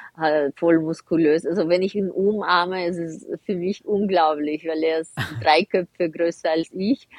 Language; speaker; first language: German; non-native, fluent; Russian